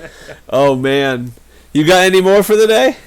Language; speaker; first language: English; native; English